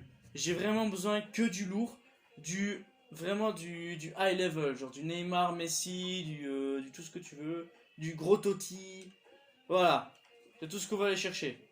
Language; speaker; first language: French; native; French